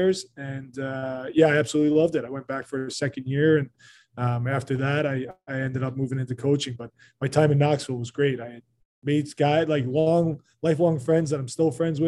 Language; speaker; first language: English; native; English